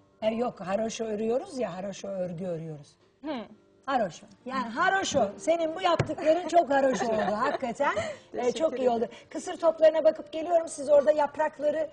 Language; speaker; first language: Turkish; native; Turkish